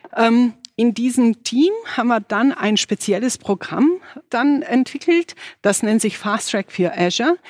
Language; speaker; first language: German; non-native, fluent; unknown